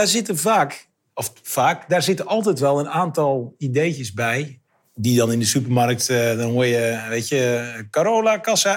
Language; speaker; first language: Dutch; native; Dutch